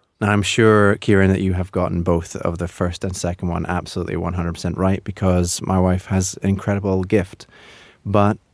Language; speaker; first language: English; native; English